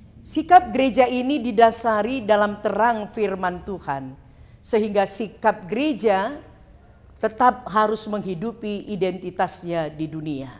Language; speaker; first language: Indonesian; non-native, local second language; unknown